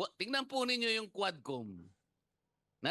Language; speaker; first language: Filipino; native; Filipino